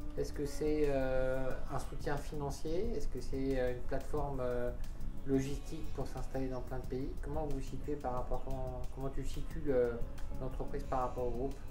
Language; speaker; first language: French; native; French